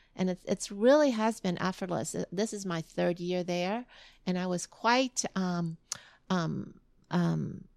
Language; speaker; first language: English; early bilingual, other home language; Vietnamese